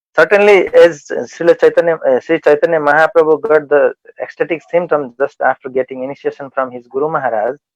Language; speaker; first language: English; non-native, local second language; Nepali